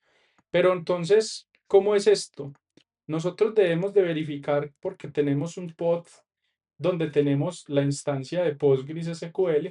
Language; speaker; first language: Spanish; native; Spanish